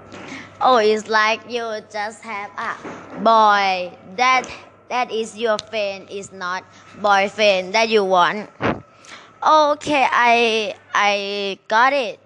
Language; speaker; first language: English; non-native, learner; Thai